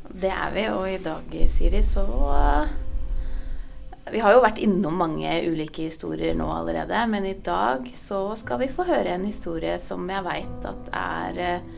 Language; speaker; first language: Norwegian; native; Norwegian